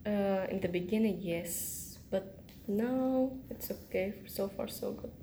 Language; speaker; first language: English; non-native, learner; Arabic